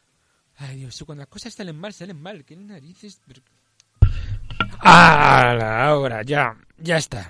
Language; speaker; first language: Spanish; native; Spanish